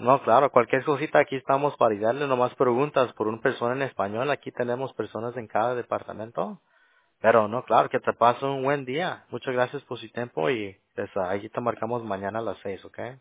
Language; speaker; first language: Spanish; native; Spanish